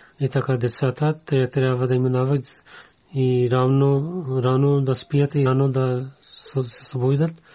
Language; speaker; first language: Bulgarian; non-native, learner; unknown